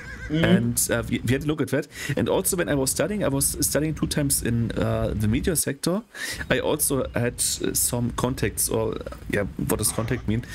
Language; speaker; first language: English; non-native, fluent; German